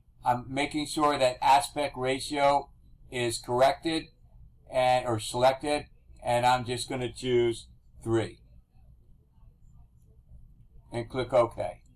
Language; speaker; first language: English; native; English